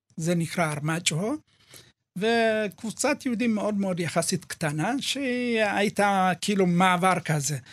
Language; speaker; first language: Hebrew; early bilingual, other home language; Amharic